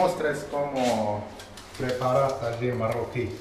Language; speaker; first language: Spanish; non-native, learner; Arabic